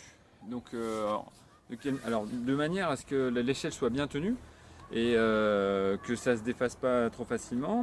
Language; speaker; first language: French; native; French